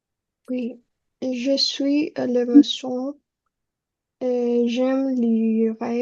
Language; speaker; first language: French; non-native, learner; Spanish